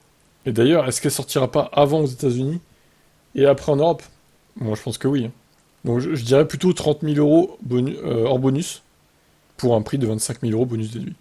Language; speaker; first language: French; native; French